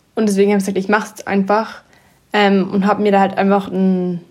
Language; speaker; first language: German; early bilingual, heritage; English